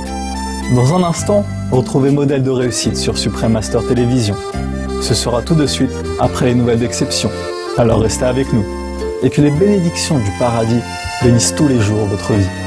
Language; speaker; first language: French; native; French